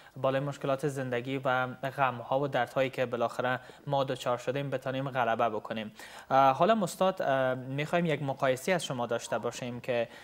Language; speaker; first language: Persian; native; Persian